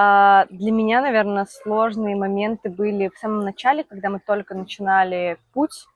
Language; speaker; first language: Russian; native; Russian